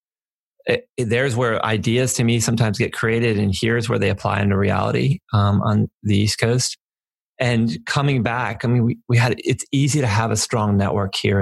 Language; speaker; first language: English; native; English